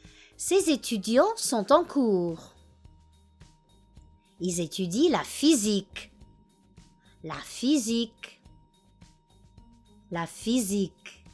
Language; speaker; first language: French; non-native, fluent; English